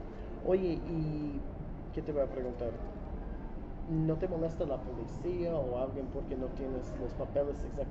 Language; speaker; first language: Spanish; non-native, fluent; English